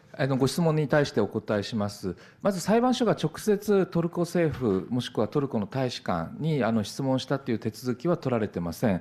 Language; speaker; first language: Japanese; native; Japanese